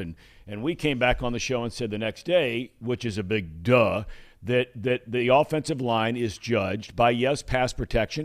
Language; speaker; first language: English; native; English